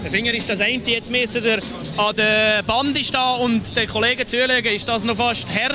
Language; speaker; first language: German; native; German